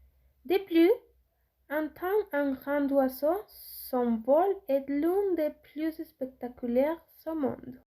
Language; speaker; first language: French; non-native, learner; Spanish